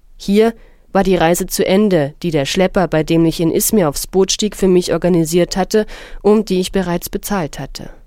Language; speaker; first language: German; non-native, fluent; Arabic